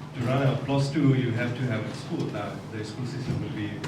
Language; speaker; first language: English; non-native, local second language; Nepali